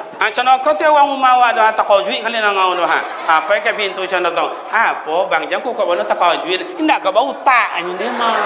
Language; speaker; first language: Malay; native; Malay